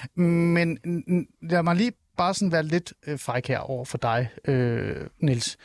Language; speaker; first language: Danish; early bilingual, other home language; Somali